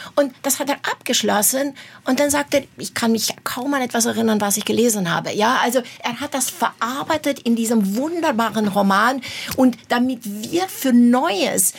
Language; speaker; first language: German; non-native, fluent; Romanian